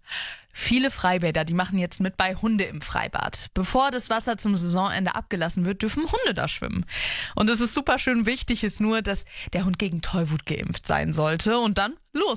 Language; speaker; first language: German; native; German